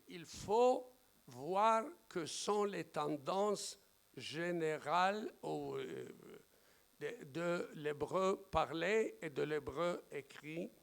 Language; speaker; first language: French; non-native, fluent; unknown